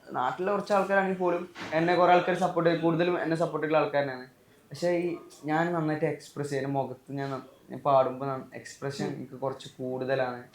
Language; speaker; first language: Malayalam; native; Malayalam